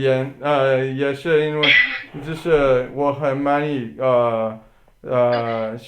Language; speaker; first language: Chinese; non-native, learner; English